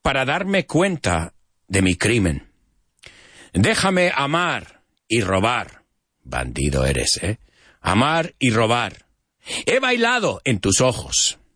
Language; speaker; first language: Spanish; non-native, fluent; English